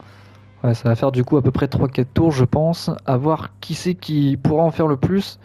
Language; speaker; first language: French; native; French